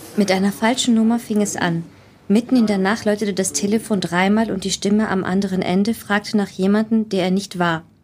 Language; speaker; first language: German; early bilingual, other home language; Greek